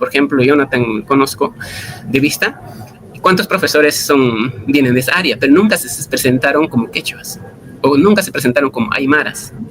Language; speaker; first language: Spanish; non-native, local second language; Quechua